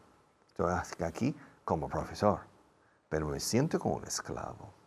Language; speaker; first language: Spanish; non-native, fluent; English